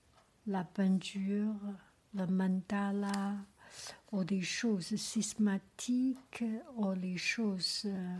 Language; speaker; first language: French; non-native, learner; Chinese